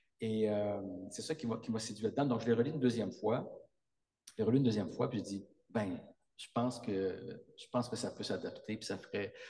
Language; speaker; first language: French; native; French